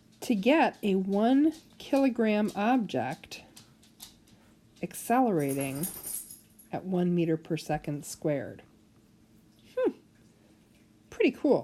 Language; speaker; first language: English; native; English